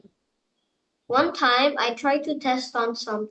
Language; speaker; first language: English; non-native, fluent; Indonesian